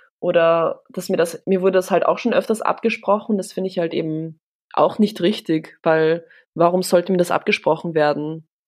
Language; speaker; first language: German; early bilingual, other home language; Polish